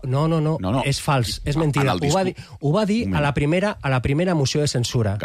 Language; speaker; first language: Catalan; non-native, local second language; Spanish